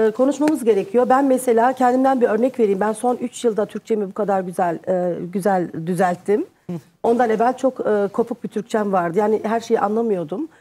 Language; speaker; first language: Turkish; early bilingual, heritage; Turkish